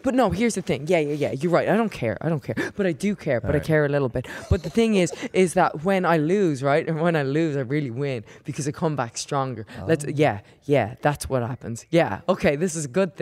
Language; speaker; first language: English; native; English